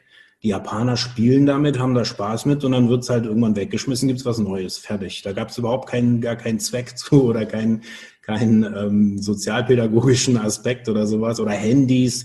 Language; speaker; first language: German; native; German